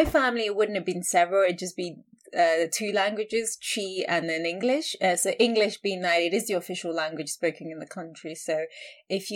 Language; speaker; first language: English; non-native, local second language; Akan